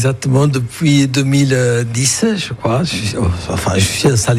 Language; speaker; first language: French; non-native, fluent; Italian